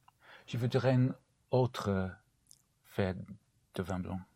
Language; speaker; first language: French; non-native, learner; English